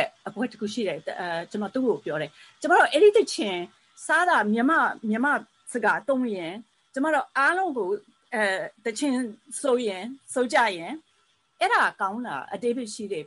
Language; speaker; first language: Burmese; early bilingual, heritage; Burmese